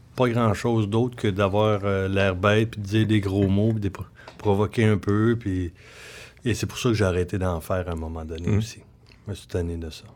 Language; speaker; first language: French; native; French